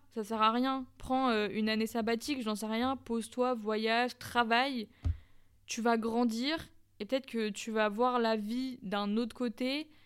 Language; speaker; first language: French; native; French